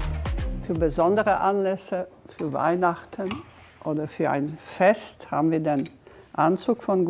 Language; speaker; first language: German; non-native, fluent; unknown